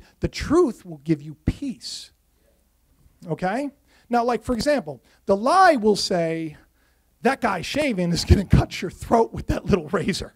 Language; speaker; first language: English; native; English